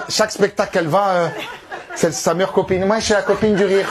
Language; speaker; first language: French; native; French